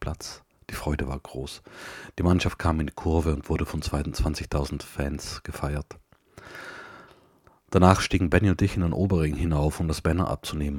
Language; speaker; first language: German; native; German